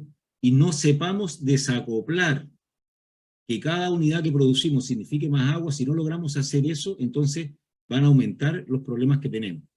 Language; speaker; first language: Spanish; native; Spanish